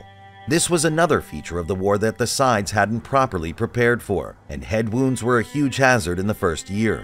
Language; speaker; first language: English; native; English